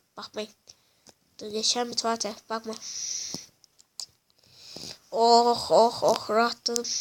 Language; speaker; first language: Turkish; native; Turkish